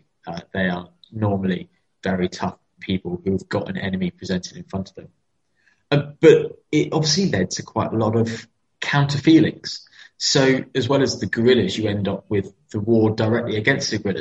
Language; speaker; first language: English; native; English